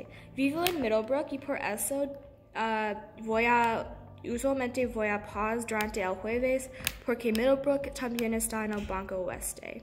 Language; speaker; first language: Spanish; non-native, learner; English